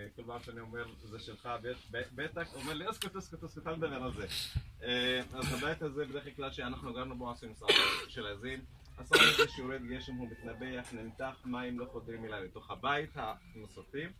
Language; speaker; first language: Hebrew; non-native, local second language; Arabic